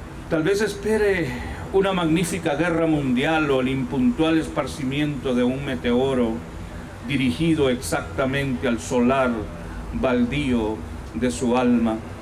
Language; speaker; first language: Spanish; native; Spanish